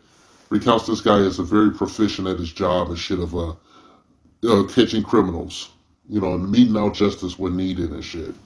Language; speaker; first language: English; native; English